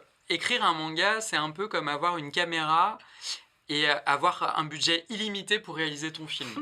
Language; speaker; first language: French; native; French